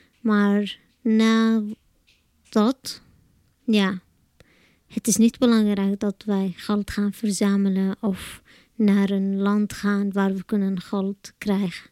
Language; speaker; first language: Dutch; non-native, learner; Arabic